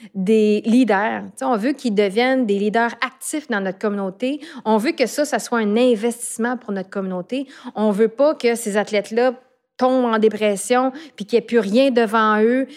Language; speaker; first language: French; native; French